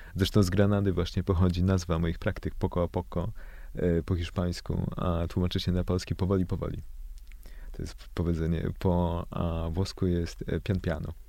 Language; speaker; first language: Polish; native; Polish